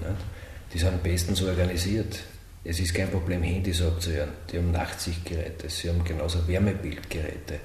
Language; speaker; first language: German; native; German